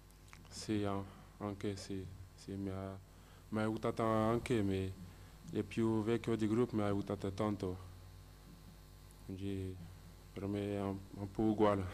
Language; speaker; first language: Italian; non-native, fluent; French